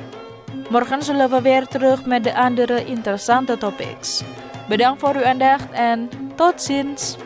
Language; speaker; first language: Dutch; non-native, fluent; Indonesian